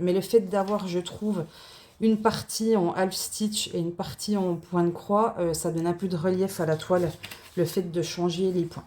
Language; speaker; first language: French; native; French